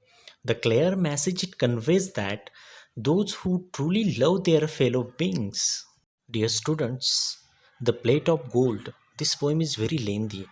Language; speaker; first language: English; non-native, local second language; Marathi